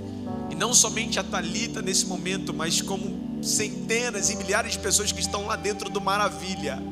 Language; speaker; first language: Portuguese; native; Portuguese